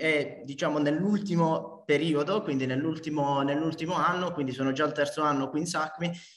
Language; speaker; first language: Italian; native; Italian